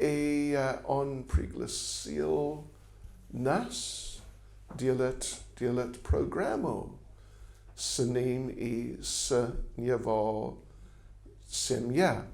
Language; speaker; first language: Russian; non-native, learner; English